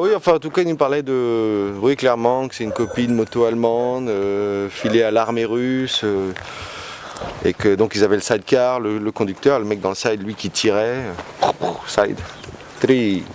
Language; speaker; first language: French; native; French